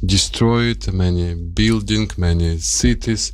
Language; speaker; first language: English; non-native, fluent; Ukrainian